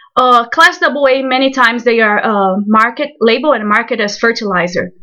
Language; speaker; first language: English; non-native, fluent; Portuguese